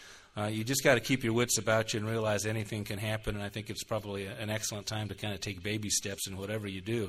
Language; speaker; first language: English; native; English